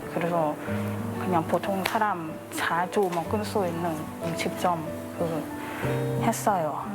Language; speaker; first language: Korean; non-native, learner; Thai